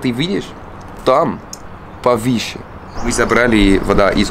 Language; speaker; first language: Russian; non-native, learner; Dutch